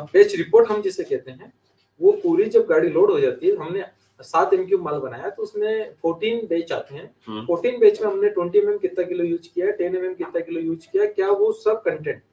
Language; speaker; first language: Hindi; native; Hindi